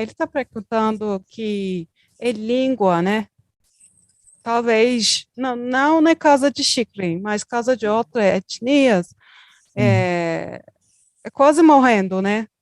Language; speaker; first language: Portuguese; non-native, learner; Turkish